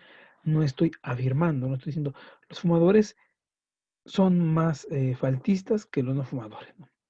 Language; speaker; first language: Spanish; native; Spanish